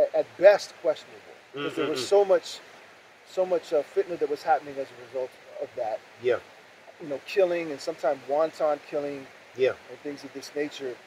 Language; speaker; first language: English; native; English